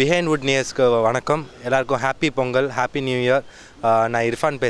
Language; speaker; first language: Tamil; native; Tamil